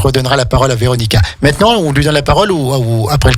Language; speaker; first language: French; native; French